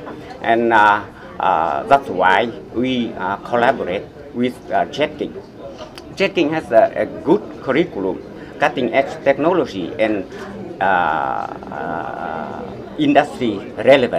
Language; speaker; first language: English; non-native, fluent; Vietnamese